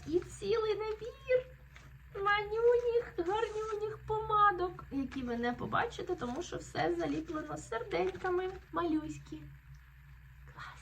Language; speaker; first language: Ukrainian; native; Ukrainian